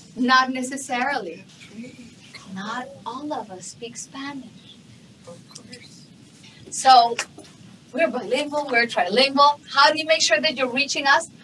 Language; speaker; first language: English; non-native, fluent; Spanish